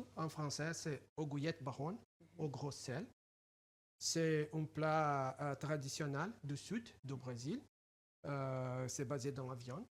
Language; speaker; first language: French; non-native, fluent; Portuguese